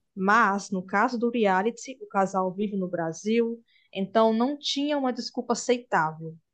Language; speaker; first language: Portuguese; native; Portuguese